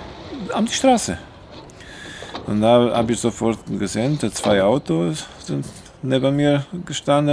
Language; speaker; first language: German; non-native, fluent; Romanian